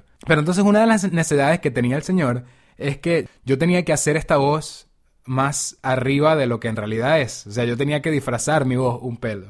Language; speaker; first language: Spanish; native; Spanish